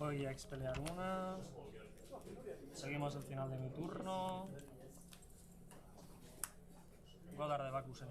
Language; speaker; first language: Spanish; native; Spanish